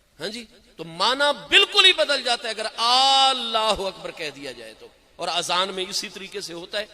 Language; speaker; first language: Urdu; non-native, local second language; Punjabi